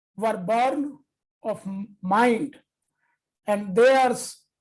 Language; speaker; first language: English; non-native, local second language; Hindi